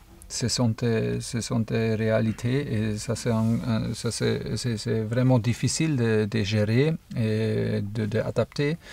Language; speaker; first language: French; non-native, fluent; German